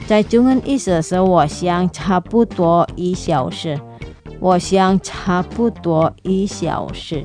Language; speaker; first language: Chinese; non-native, fluent; Indonesian